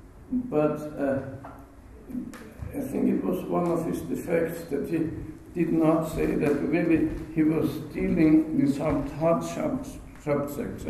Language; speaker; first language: English; non-native, fluent; German